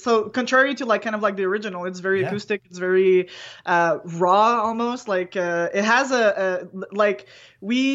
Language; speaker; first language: English; non-native, fluent; French